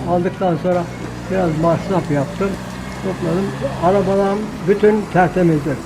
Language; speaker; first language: Turkish; native; Turkish